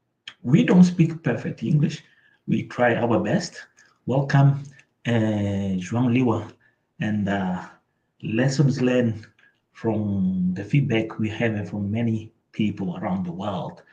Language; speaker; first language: English; non-native, local second language; Portuguese